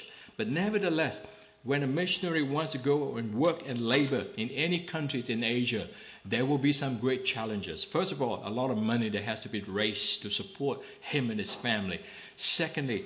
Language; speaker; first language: English; non-native, local second language; Min Nan Chinese